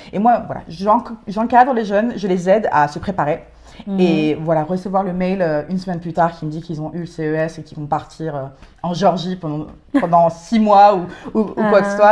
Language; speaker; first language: French; native; French